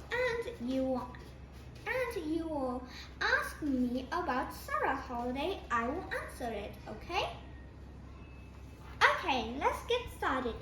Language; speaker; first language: English; non-native, fluent; Vietnamese